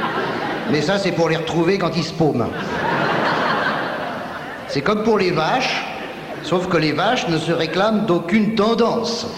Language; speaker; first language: French; native; French